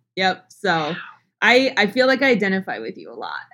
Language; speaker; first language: English; native; English